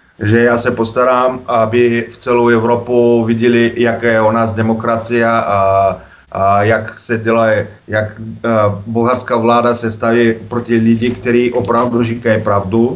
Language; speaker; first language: Czech; non-native, learner; Bulgarian